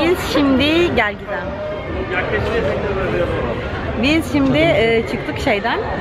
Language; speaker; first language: Turkish; native; Turkish